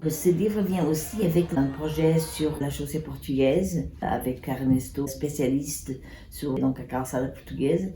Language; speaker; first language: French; early bilingual, other home language; Portuguese